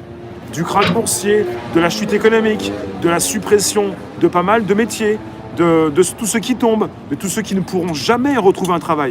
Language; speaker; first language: French; native; French